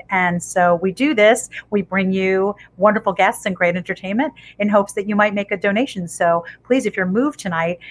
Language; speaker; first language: English; native; English